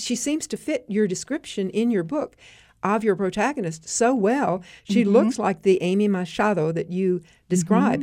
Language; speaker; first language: English; native; English